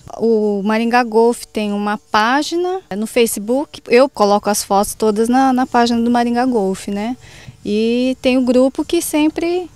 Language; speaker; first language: Portuguese; native; Portuguese